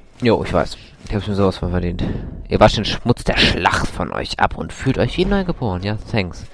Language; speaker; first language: German; native; German